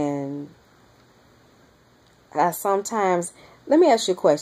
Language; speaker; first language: English; native; English